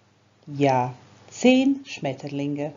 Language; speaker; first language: German; non-native, fluent; Croatian